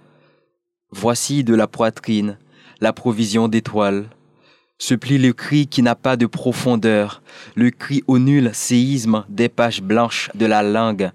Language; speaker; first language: French; non-native, local second language; Haitian Creole